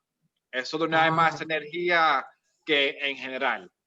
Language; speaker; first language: Spanish; early bilingual, heritage; Spanish